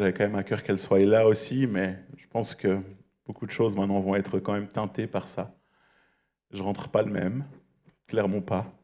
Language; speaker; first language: French; native; French